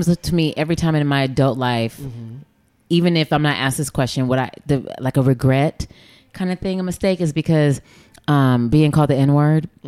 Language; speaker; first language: English; native; English